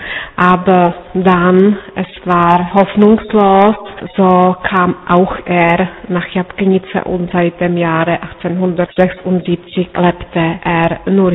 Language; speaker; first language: German; non-native, fluent; Czech